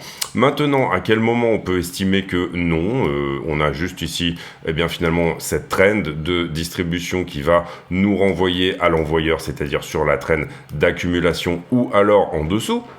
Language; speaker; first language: French; native; French